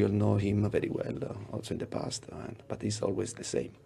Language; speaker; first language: English; non-native, learner; Italian